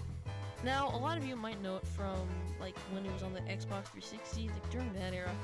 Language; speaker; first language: English; native; English